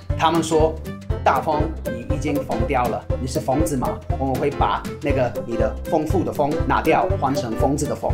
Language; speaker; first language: Chinese; non-native, fluent; English